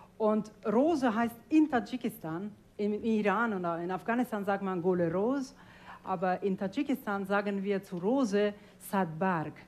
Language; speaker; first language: German; non-native, fluent; Tajik